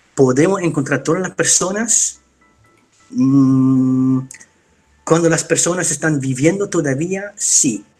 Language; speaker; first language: Spanish; non-native, fluent; Dutch